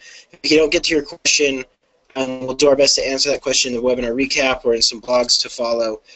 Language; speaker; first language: English; native; English